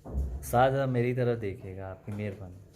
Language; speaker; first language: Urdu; non-native, local second language; Pashto